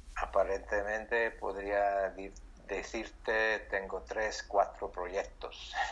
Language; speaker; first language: Spanish; non-native, learner; Italian